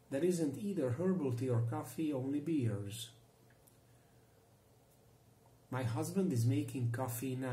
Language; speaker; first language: English; non-native, fluent; Hungarian